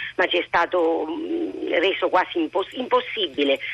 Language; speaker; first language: Italian; native; Italian